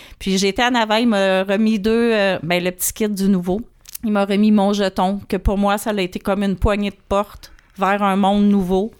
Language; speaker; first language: French; native; French